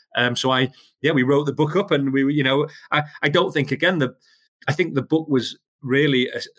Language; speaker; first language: English; native; English